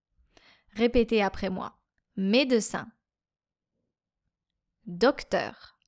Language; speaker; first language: French; native; French